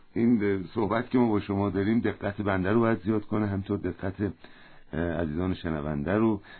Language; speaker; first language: Persian; native; Persian